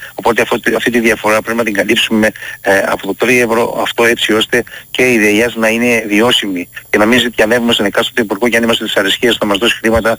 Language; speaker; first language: Greek; native; Greek